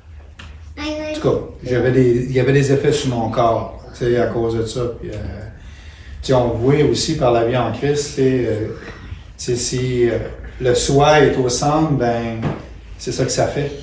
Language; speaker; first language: French; native; French